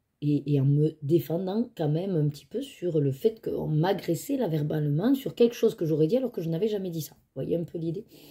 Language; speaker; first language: French; native; French